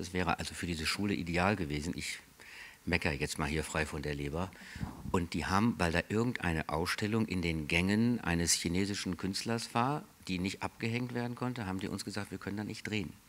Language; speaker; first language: German; native; German